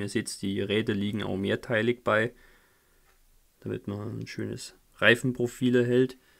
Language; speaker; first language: German; native; German